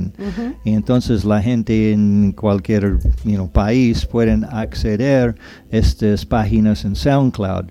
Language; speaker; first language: Spanish; non-native, fluent; English